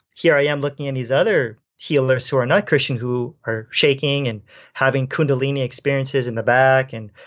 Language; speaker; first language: English; native; English